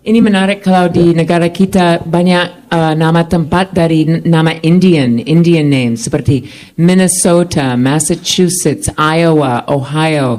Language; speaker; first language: Indonesian; non-native, fluent; English